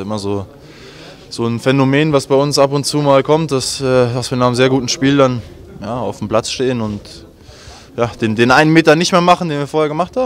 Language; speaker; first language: German; native; German